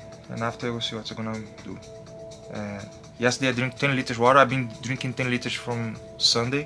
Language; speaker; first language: English; non-native, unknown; Portuguese